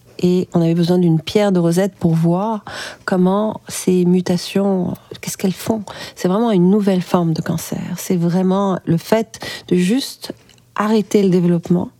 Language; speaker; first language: French; early bilingual, other home language; Arabic